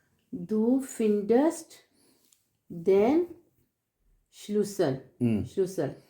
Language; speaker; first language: German; non-native, learner; Hindi